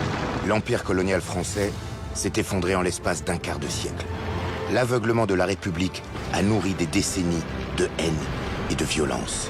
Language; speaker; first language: French; native; French